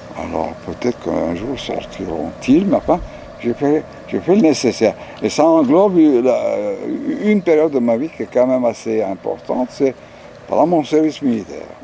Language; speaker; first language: French; non-native, fluent; Bulgarian